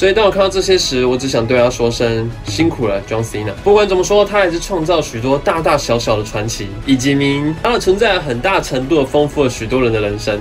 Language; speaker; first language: Chinese; native; Chinese